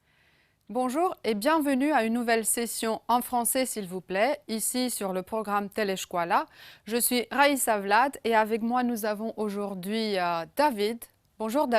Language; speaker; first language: French; non-native, fluent; Romanian